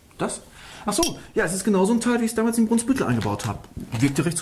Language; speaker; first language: German; native; German